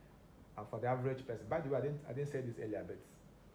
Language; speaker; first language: English; non-native, local second language; Igbo